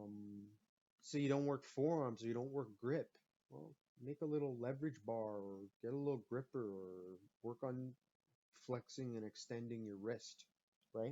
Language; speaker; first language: English; native; English